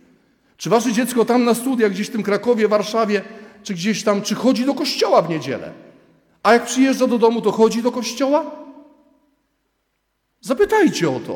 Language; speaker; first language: Polish; native; Polish